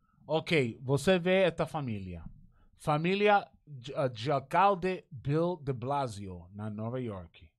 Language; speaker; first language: Portuguese; non-native, learner; Spanish